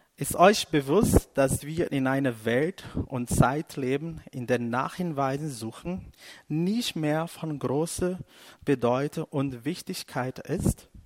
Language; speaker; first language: German; non-native, fluent; Portuguese